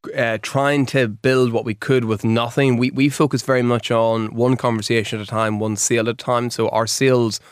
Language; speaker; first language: English; native; English